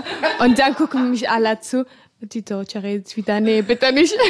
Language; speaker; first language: German; non-native, fluent; Arabic